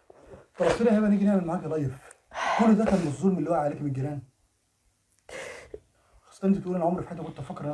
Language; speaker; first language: Arabic; native; Arabic